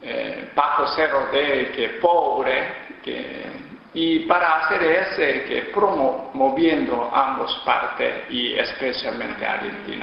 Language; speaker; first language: Spanish; non-native, learner; Korean